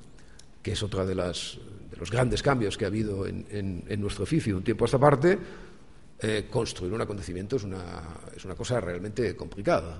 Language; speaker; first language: Spanish; native; Spanish